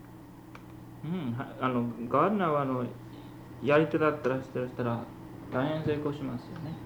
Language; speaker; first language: Japanese; early bilingual, heritage; Japanese